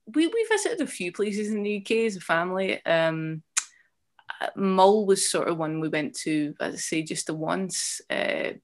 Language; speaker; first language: English; native; English